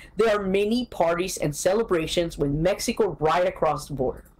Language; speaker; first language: English; early bilingual, other home language; Spanish